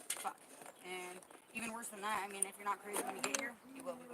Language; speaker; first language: English; native; English